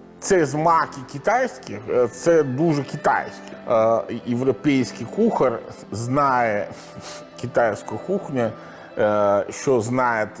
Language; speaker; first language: Ukrainian; non-native, learner; Italian